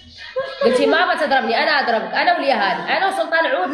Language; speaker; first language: Arabic; non-native, local second language; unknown